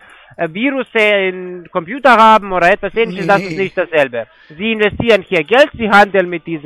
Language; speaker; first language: German; non-native, fluent; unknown